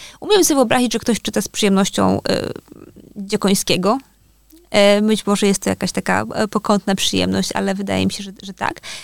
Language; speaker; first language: Polish; native; Polish